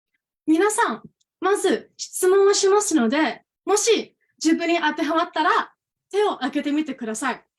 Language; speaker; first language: Japanese; non-native, fluent; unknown